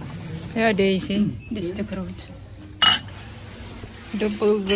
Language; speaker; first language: Dutch; non-native, learner; Filipino